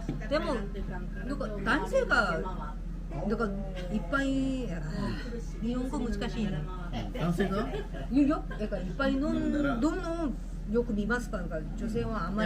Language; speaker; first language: Japanese; non-native, learner; Korean